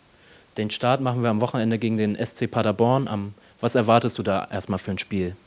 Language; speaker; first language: German; native; German